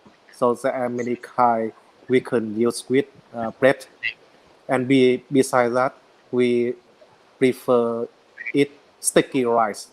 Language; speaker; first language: English; non-native, learner; Vietnamese